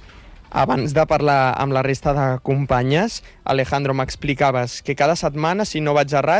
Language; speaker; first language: Catalan; native; Catalan